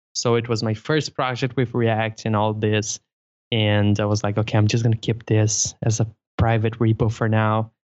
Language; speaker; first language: English; non-native, fluent; Portuguese